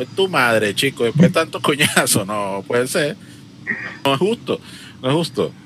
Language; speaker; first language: Spanish; native; Spanish